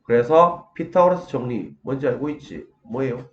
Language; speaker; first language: Korean; native; Korean